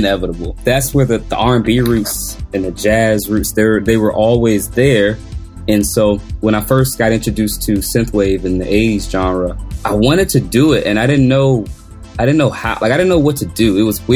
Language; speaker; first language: English; native; English